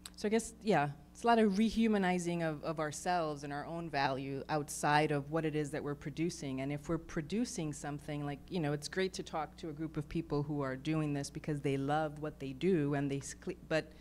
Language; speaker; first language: English; native; English